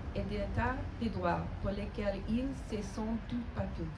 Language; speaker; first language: French; non-native, fluent; English